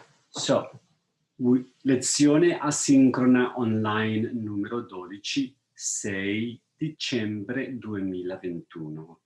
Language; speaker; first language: Italian; non-native, fluent; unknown